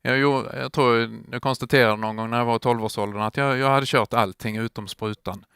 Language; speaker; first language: Swedish; native; Swedish